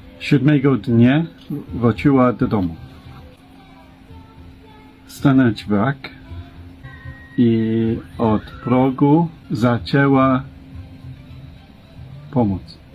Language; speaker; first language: Polish; non-native, learner; English